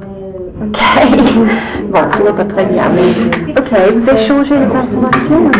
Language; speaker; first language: French; non-native, fluent; English